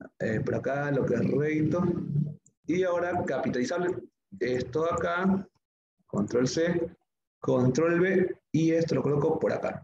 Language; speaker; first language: Spanish; native; Spanish